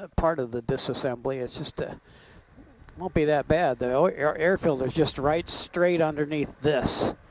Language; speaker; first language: English; native; English